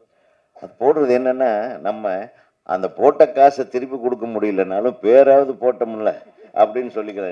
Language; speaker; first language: Tamil; native; Tamil